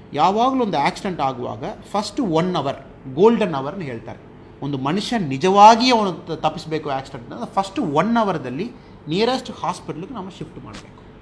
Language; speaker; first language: Kannada; non-native, local second language; Tamil